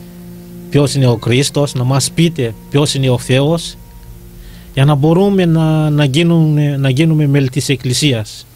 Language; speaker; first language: Greek; non-native, learner; Malagasy